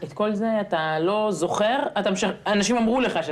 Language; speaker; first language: Hebrew; native; Hebrew